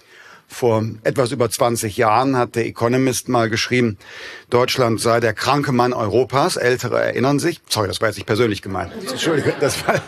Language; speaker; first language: German; native; German